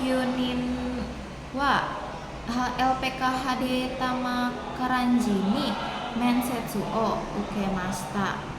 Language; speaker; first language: Japanese; non-native, learner; Indonesian